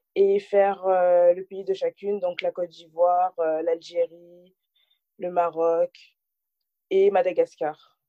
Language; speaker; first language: French; native; French